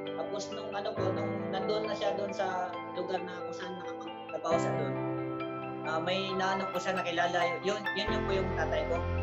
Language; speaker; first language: Filipino; non-native, local second language; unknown